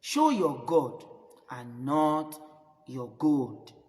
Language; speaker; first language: English; non-native, local second language; Yoruba